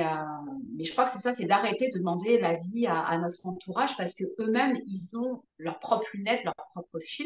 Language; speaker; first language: French; native; French